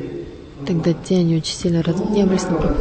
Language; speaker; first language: Russian; non-native, learner; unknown